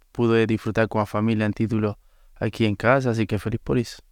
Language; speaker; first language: Portuguese; non-native, learner; Spanish